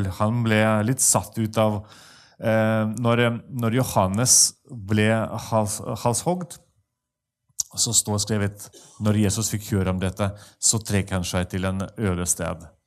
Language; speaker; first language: Norwegian; non-native, fluent; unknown